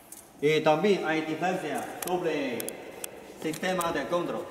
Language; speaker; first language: Spanish; non-native, learner; Chinese